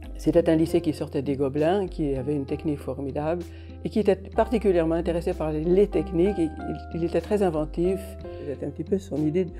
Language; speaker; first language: French; non-native, fluent; Hungarian